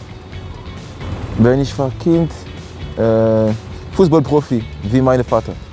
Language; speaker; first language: German; non-native, learner; French